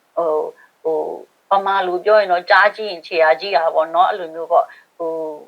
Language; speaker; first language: Burmese; non-native, local second language; Shan